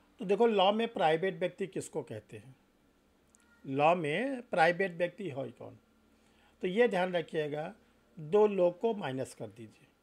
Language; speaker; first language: Hindi; native; Hindi